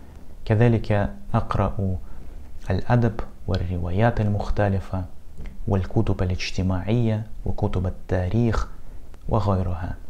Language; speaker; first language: Arabic; non-native, fluent; Russian